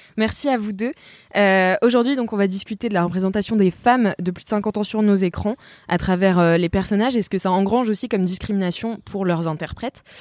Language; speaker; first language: French; native; French